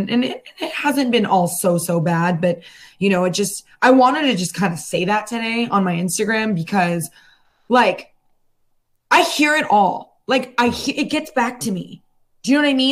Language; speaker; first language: English; native; English